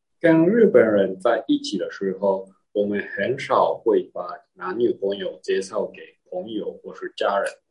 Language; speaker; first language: Chinese; non-native, learner; Japanese